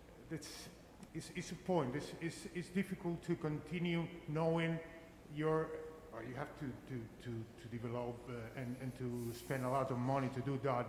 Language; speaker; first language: English; non-native, fluent; Spanish